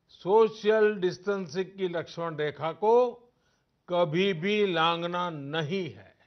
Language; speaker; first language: Hindi; non-native, local second language; Gujarati